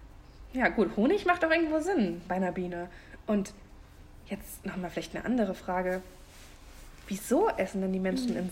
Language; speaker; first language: German; native; German